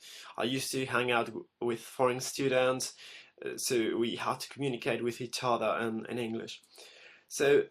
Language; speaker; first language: English; non-native, fluent; Spanish